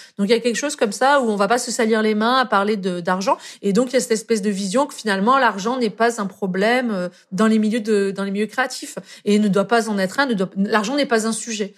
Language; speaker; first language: French; native; French